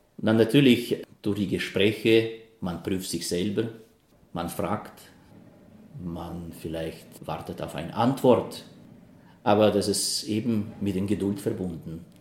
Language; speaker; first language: German; non-native, fluent; Russian